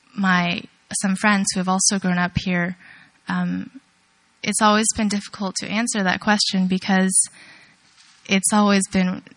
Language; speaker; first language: English; early bilingual, other home language; Chinese